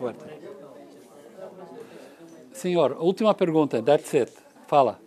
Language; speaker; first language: Portuguese; non-native, learner; English